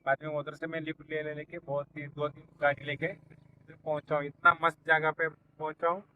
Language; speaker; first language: Hindi; non-native, local second language; Telugu